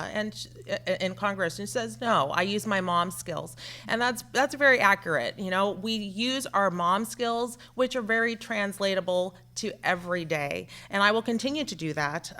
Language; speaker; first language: English; native; English